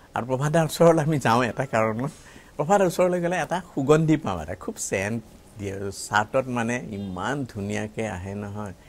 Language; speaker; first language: Assamese; native; Assamese